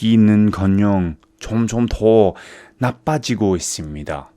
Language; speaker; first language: Korean; non-native, fluent; English